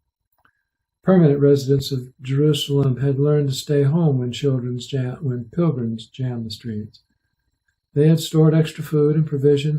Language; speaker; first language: English; native; English